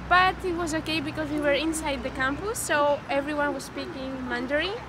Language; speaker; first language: English; non-native, fluent; Greek